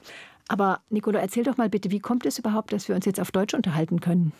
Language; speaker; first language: German; native; German